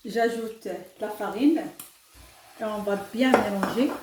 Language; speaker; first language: French; non-native, local second language; Arabic